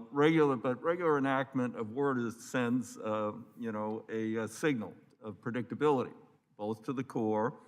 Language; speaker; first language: English; native; English